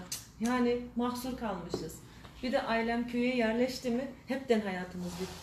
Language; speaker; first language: Turkish; early bilingual, heritage; Turkish